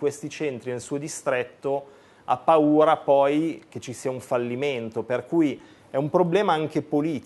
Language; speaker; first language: Italian; native; Italian